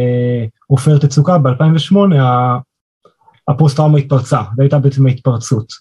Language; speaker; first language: Hebrew; native; Hebrew